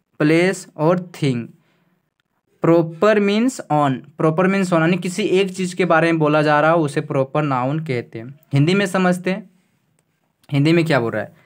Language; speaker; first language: Hindi; native; Hindi